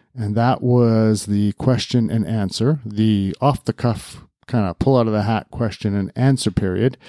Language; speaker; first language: English; native; English